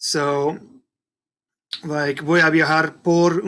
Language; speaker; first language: Spanish; non-native, fluent; English